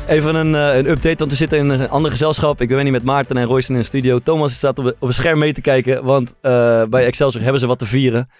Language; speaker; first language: Dutch; native; Dutch